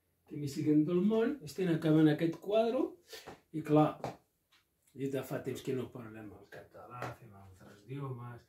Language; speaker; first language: Catalan; non-native, local second language; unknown